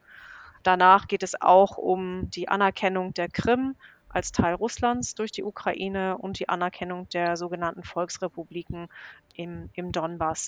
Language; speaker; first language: German; native; German